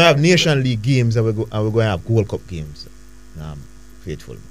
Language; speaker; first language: English; native; English